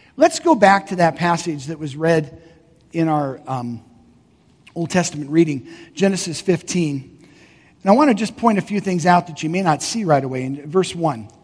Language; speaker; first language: English; native; English